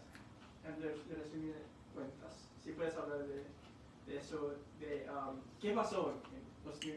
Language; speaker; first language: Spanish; early bilingual, heritage; English